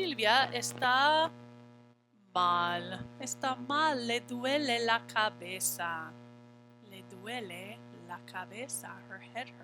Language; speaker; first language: Spanish; non-native, fluent; English